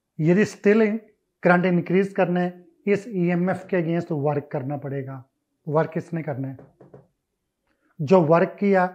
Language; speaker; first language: Hindi; non-native, local second language; Punjabi